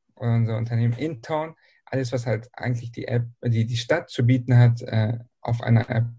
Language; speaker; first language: German; native; German